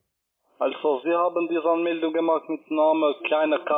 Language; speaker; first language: German; non-native, learner; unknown